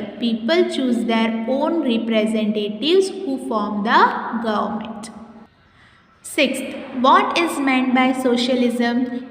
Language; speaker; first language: English; non-native, local second language; Hindi